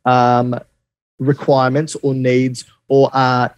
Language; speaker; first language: English; native; English